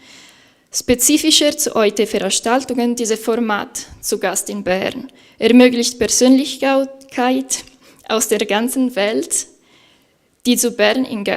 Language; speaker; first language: German; non-native, fluent; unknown